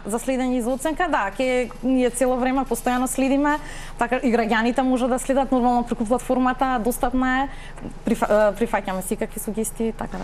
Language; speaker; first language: Macedonian; native; Macedonian